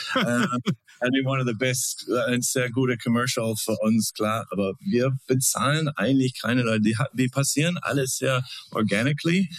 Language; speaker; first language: German; non-native, fluent; English